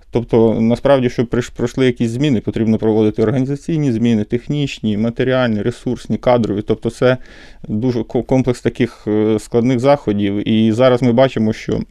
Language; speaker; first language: Ukrainian; native; Ukrainian